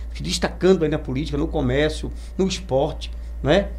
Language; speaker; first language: Portuguese; native; Portuguese